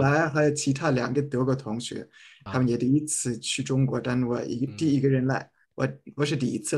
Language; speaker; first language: Chinese; non-native, fluent; German